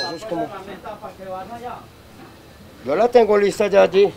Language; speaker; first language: Spanish; native; Spanish